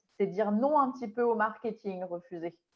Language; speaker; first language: French; native; French